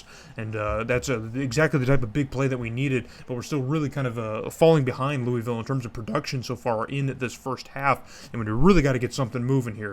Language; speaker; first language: English; native; English